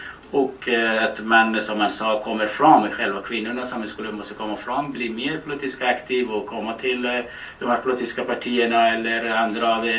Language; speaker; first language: Swedish; non-native, fluent; Baluchi